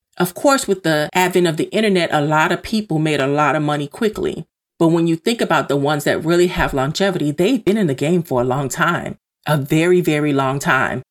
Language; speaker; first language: English; native; English